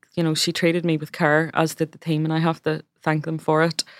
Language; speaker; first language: English; native; English